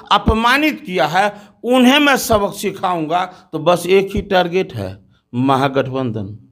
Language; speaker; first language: Hindi; native; Hindi